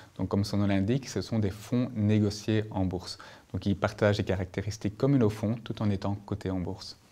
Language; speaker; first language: French; native; French